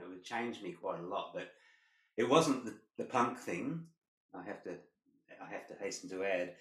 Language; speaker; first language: English; native; English